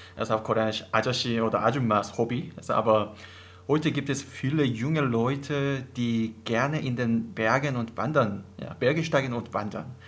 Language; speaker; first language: German; non-native, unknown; Korean